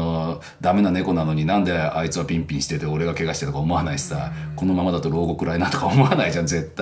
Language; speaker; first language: Japanese; native; Japanese